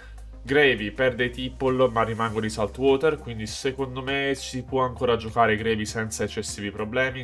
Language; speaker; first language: Italian; native; Italian